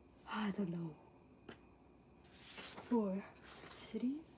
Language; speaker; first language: English; non-native, local second language; Filipino